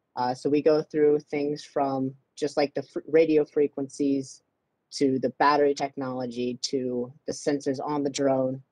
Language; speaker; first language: English; native; English